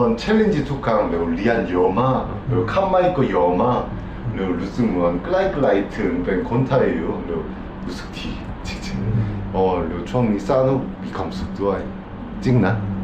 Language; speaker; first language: Thai; non-native, learner; Korean